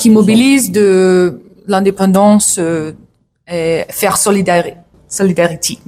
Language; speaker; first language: French; non-native, learner; English